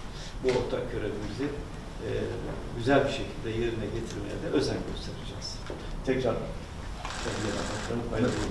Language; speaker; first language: Turkish; native; Turkish